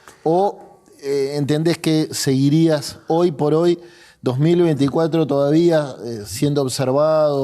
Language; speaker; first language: Spanish; native; Spanish